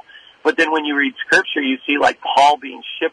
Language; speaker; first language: English; native; English